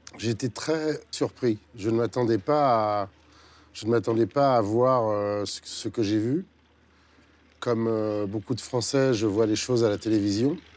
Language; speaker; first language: French; native; French